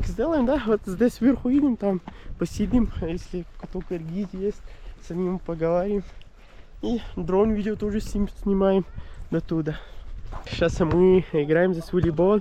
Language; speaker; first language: Russian; non-native, learner; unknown